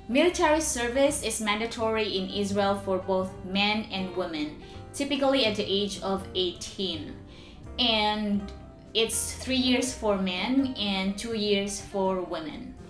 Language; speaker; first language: English; non-native, local second language; Cebuano